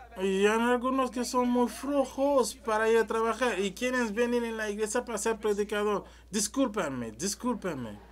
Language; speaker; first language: Spanish; non-native, learner; French